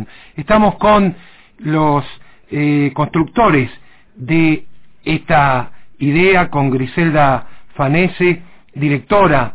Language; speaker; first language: Spanish; native; Spanish